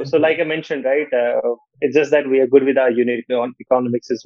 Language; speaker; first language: English; non-native, local second language; Nepali